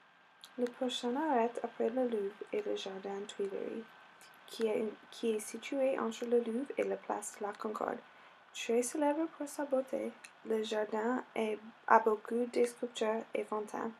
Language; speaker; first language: French; non-native, learner; English